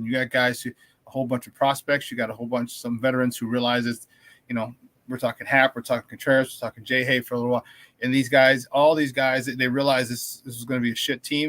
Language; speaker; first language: English; native; English